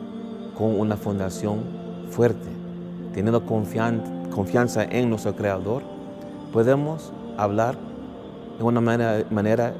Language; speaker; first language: Spanish; early bilingual, heritage; English